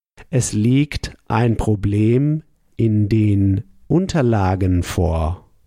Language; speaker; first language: German; native; German